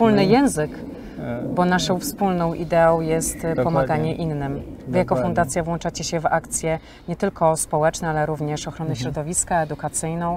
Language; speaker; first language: Polish; native; Polish